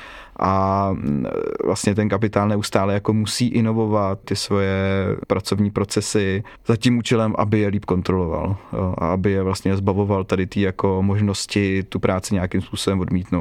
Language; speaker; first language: Czech; native; Czech